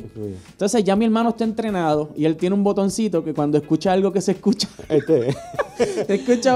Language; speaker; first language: Spanish; native; Spanish